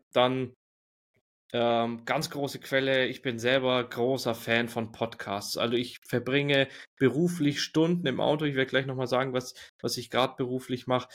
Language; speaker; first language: German; native; German